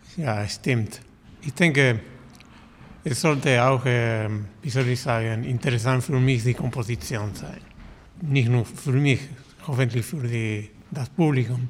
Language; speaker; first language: German; non-native, learner; Spanish